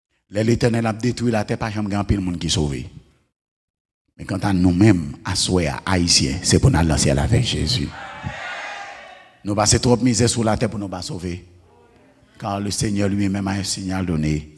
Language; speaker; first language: French; native; French